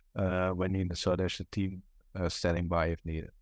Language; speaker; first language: English; non-native, fluent; Dutch